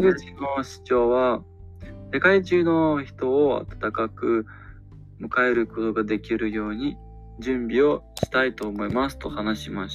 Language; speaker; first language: Japanese; non-native, learner; Ukrainian